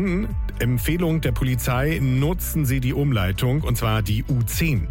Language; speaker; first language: German; native; German